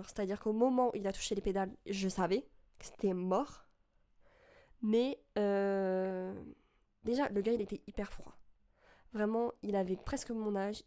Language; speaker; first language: French; native; French